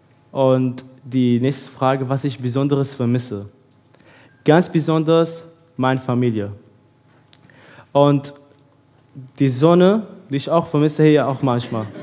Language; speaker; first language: German; non-native, learner; Arabic